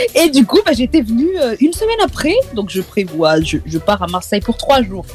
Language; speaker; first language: French; non-native, local second language; Malagasy